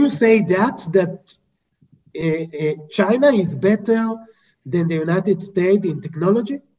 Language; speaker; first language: English; non-native, fluent; Hebrew